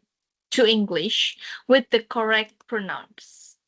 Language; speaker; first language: English; non-native, fluent; Indonesian